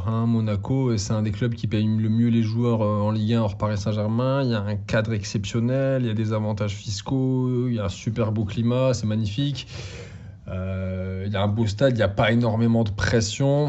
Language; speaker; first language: French; native; French